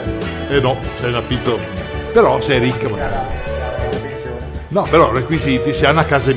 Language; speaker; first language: Italian; native; Italian